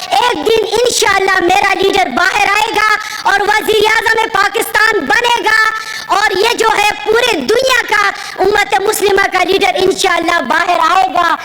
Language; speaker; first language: Urdu; non-native, local second language; Khowar